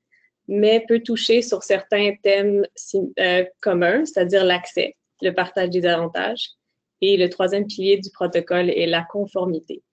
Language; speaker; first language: French; native; French